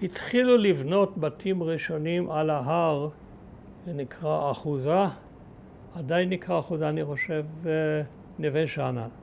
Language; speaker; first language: Hebrew; early bilingual, other home language; German